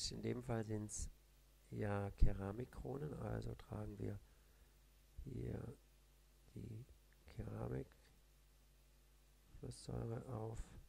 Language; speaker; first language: German; native; German